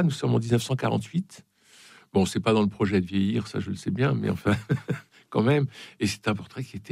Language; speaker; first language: French; native; French